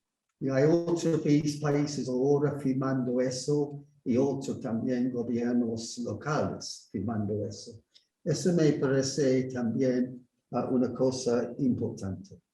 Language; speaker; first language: Spanish; non-native, fluent; English